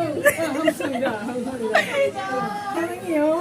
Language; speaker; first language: Korean; non-native, learner; Indonesian